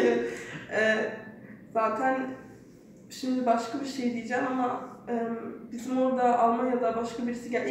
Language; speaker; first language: Turkish; early bilingual, heritage; Turkish